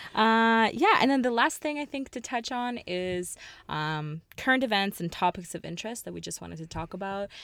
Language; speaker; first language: English; early bilingual, other home language; Russian